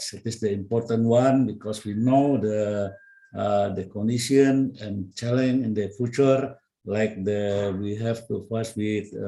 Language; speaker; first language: English; non-native, learner; Indonesian